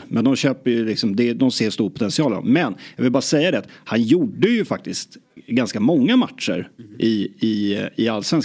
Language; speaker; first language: Swedish; native; Swedish